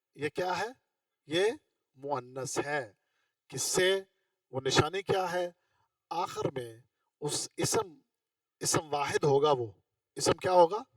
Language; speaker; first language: Urdu; non-native, local second language; Punjabi